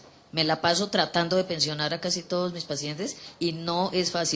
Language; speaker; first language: Spanish; native; Spanish